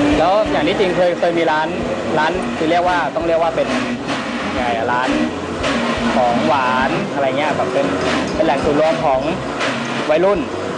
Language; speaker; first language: Thai; native; Thai